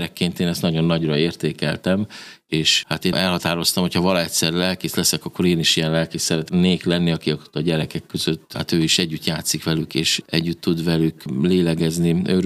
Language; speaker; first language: Hungarian; native; Hungarian